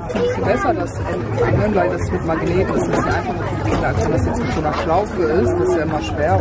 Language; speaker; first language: German; native; German